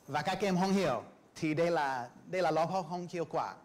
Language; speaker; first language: Vietnamese; non-native, learner; English